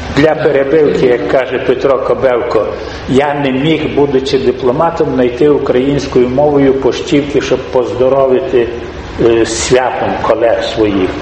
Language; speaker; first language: Ukrainian; native; Ukrainian